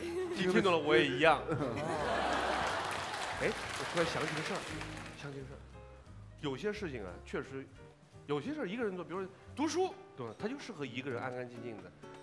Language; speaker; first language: Chinese; native; Chinese